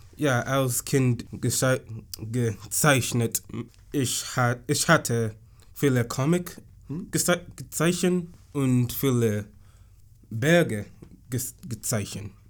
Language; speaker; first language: German; non-native, learner; English